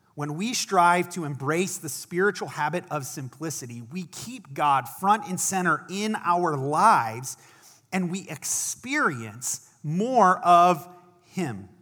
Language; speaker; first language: English; native; English